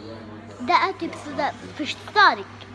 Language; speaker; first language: Swedish; early bilingual, other home language; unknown